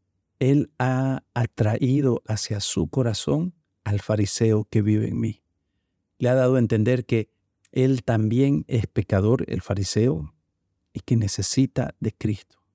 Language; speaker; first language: Spanish; native; Spanish